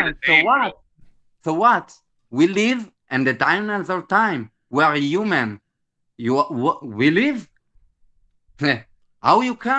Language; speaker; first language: English; non-native, learner; Hebrew